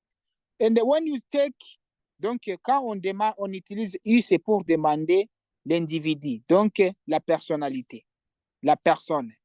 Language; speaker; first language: French; non-native, fluent; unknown